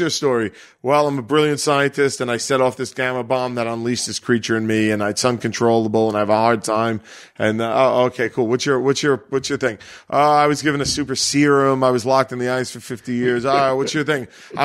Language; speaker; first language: English; native; English